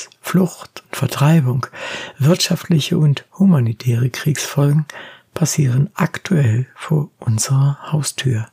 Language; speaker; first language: German; native; German